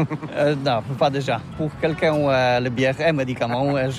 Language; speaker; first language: French; non-native, learner; Polish